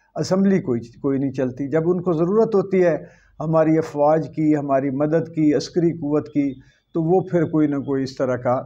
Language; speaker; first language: Urdu; native; Urdu